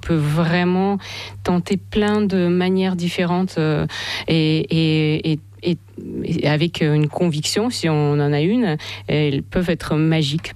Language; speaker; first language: French; non-native, fluent; Russian